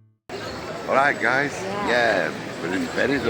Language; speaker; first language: English; native; English